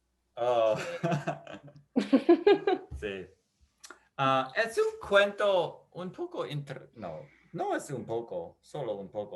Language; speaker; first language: Spanish; non-native, learner; English